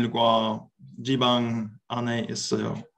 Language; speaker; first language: Korean; non-native, learner; English